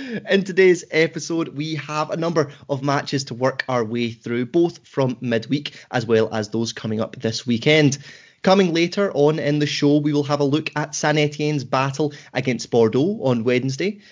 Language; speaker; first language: English; native; English